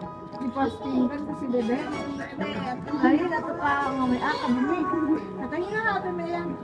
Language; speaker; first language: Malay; non-native, local second language; Sundanese